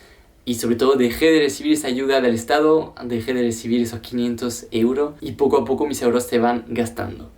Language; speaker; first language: Spanish; non-native, fluent; French